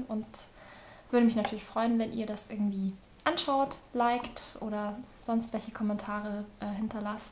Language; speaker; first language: German; native; German